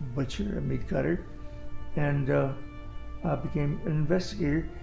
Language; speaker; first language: English; native; English